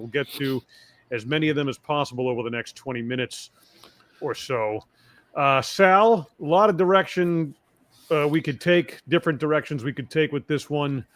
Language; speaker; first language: English; native; English